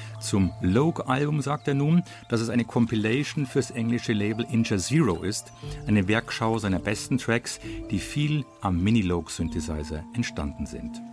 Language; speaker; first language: German; native; German